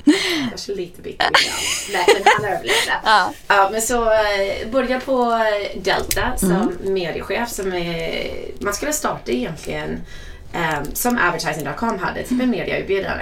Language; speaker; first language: Swedish; non-native, fluent; English